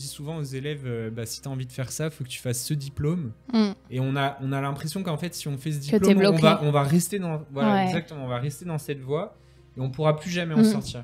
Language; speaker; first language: French; native; French